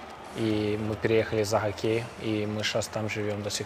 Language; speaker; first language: Russian; early bilingual, heritage; Russian